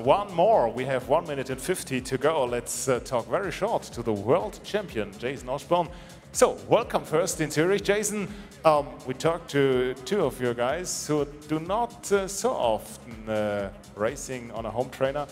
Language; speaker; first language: English; non-native, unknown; German